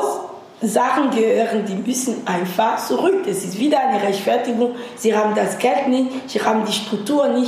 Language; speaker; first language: German; non-native, fluent; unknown